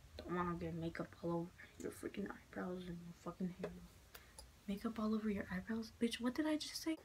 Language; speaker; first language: English; native; English